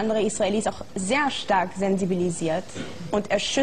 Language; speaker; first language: German; non-native, fluent; Hebrew